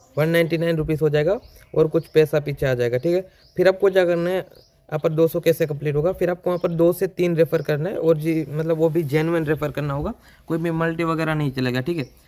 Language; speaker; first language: Hindi; native; Hindi